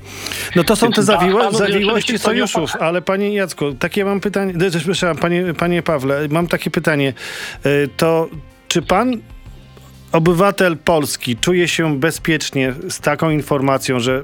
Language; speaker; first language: Polish; native; Polish